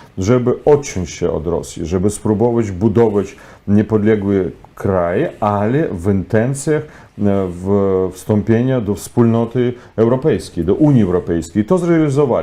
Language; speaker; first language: Polish; non-native, fluent; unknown